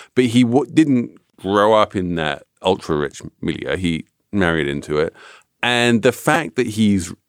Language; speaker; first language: English; native; English